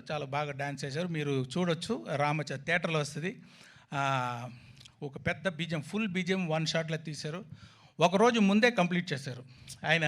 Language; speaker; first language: Telugu; non-native, fluent; Tamil